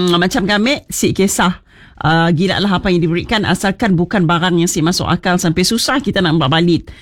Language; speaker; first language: Malay; native; Malay